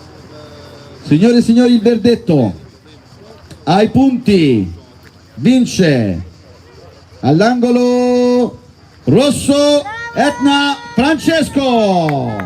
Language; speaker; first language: Italian; native; Italian